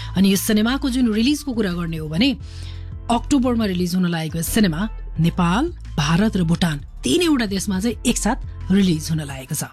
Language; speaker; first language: Nepali; native; Nepali